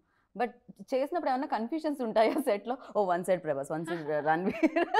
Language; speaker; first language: Telugu; native; Telugu